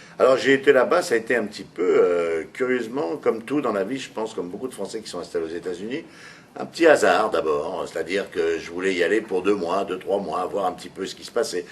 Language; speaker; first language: French; native; French